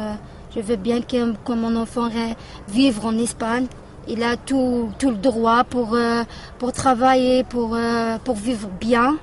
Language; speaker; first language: French; non-native, local second language; Arabic